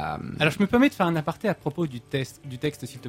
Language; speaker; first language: French; native; French